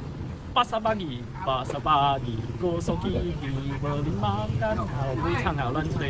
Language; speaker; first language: Chinese; native; Chinese